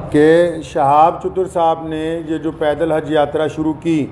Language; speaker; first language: Hindi; native; Hindi